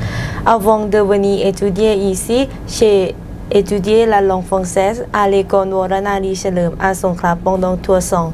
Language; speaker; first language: French; non-native, learner; Thai